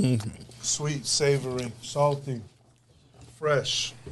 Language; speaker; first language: English; native; English